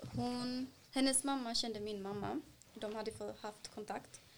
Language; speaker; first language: Swedish; early bilingual, other home language; Kannada